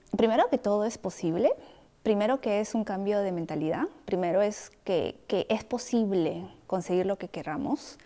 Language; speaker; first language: Spanish; native; Spanish